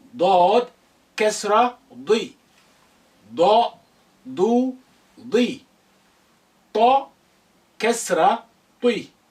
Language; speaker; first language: Arabic; non-native, fluent; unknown